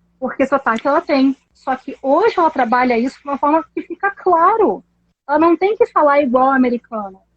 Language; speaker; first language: Portuguese; native; Portuguese